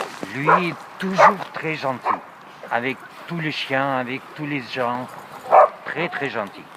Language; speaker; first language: French; non-native, learner; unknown